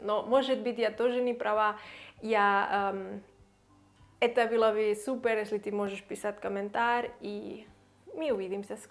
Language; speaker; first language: Russian; non-native, learner; Catalan